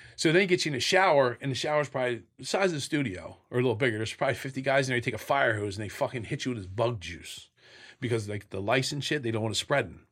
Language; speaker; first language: English; native; English